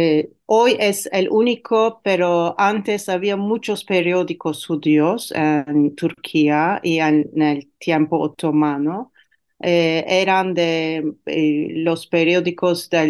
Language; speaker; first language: Spanish; non-native, fluent; Turkish